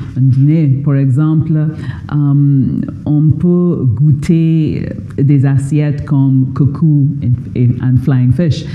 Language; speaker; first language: French; non-native, fluent; English